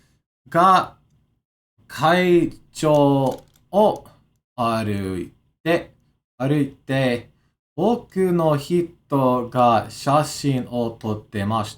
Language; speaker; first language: Japanese; non-native, learner; English